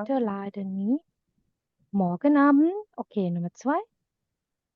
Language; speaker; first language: German; non-native, fluent; Indonesian